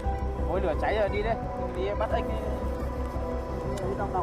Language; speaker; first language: Vietnamese; native; Vietnamese